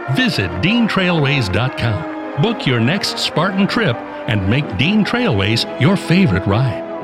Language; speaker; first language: English; native; English